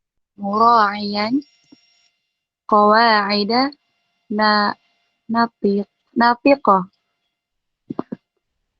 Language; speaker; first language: Arabic; non-native, learner; Indonesian